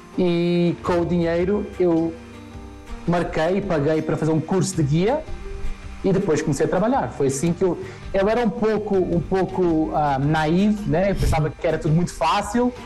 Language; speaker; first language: Portuguese; native; Portuguese